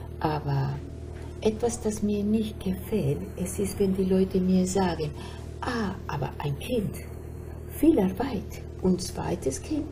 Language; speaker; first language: German; non-native, fluent; Spanish